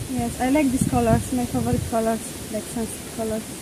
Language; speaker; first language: English; non-native, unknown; Polish